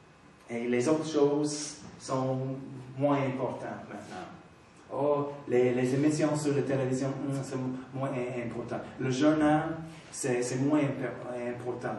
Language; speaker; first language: French; non-native, fluent; English